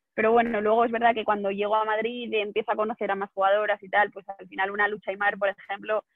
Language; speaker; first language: Spanish; native; Spanish